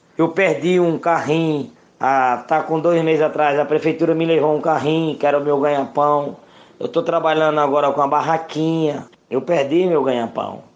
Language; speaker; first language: Portuguese; native; Portuguese